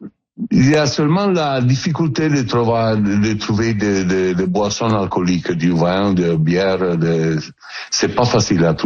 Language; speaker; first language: French; non-native, learner; Italian